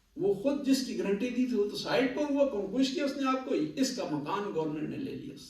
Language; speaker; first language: Urdu; non-native, local second language; Punjabi